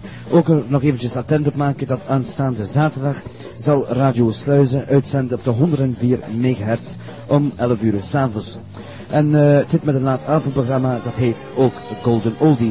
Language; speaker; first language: Dutch; native; Dutch